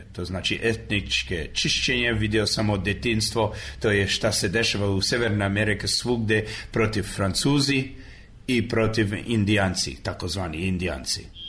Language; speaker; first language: Serbian; early bilingual, heritage; Serbian